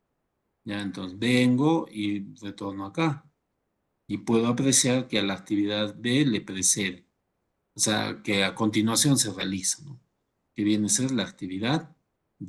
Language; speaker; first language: Spanish; native; Spanish